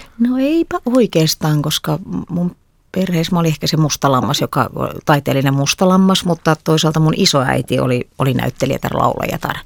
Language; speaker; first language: Finnish; native; Finnish